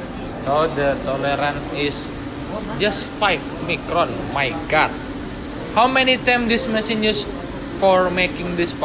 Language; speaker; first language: English; non-native, learner; Indonesian